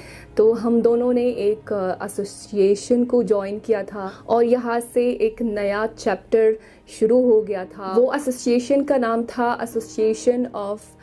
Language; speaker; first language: Hindi; non-native, fluent; Arabic